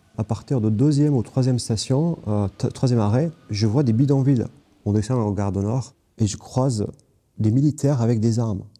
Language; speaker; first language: French; non-native, fluent; Kurdish